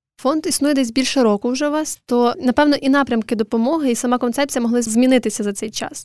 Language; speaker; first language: Ukrainian; native; Ukrainian